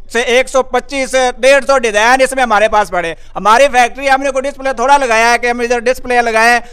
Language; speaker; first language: Urdu; non-native, local second language; Punjabi